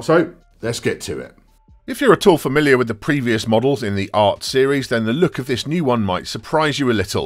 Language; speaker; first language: English; native; English